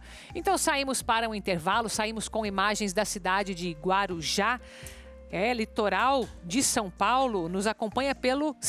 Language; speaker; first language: Portuguese; native; Portuguese